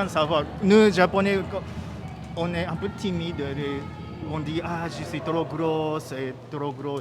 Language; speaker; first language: French; non-native, learner; Japanese